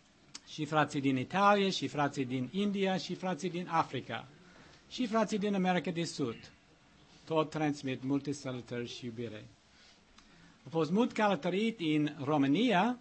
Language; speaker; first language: Romanian; non-native, learner; English